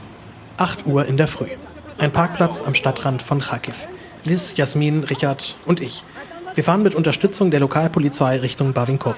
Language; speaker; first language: German; native; German